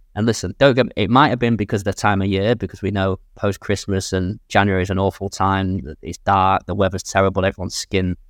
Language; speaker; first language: English; native; English